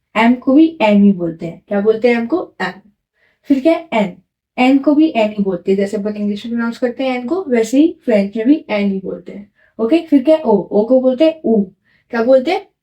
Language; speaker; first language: Hindi; native; Hindi